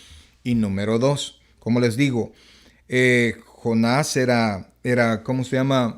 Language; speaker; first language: Spanish; native; Spanish